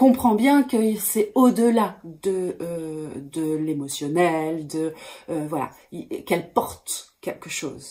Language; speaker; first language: French; native; French